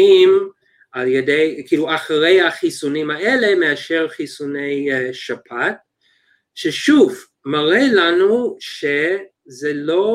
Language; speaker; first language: Hebrew; non-native, fluent; English